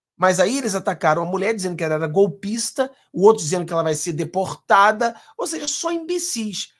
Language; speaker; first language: Portuguese; native; Portuguese